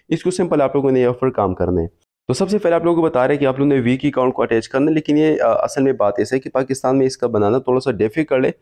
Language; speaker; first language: Urdu; non-native, local second language; Pashto